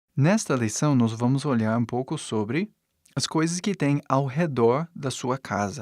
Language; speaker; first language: Portuguese; non-native, fluent; English